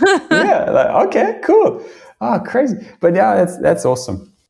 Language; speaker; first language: English; native; English